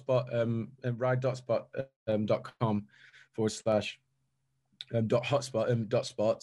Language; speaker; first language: English; native; English